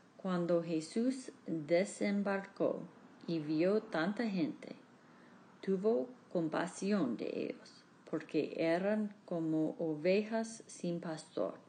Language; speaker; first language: Spanish; non-native, learner; English